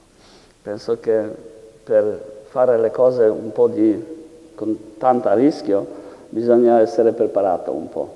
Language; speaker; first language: Italian; non-native, learner; Polish